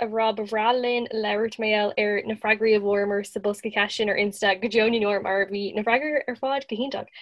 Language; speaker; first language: Irish; non-native, local second language; English